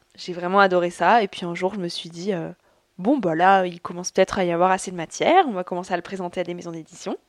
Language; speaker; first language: French; native; French